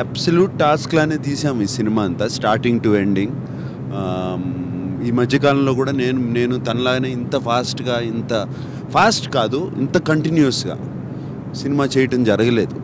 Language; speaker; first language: Telugu; native; Telugu